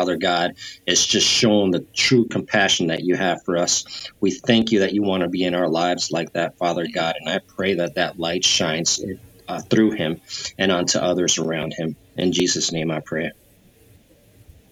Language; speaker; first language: English; native; English